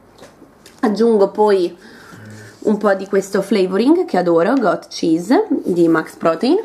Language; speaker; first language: Italian; native; Italian